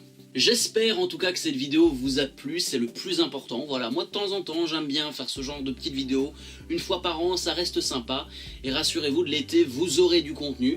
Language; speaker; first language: French; native; French